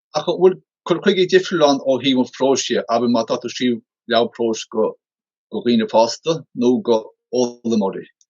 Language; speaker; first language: Irish; native; Irish